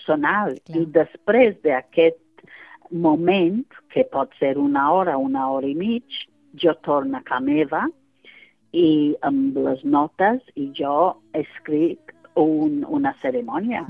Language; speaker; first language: Catalan; non-native, fluent; English